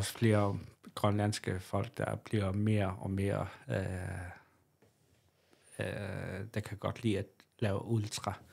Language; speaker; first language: Danish; non-native, local second language; Kalaallisut